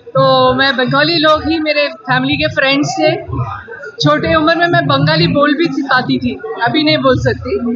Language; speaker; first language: Hindi; non-native, local second language; Tamil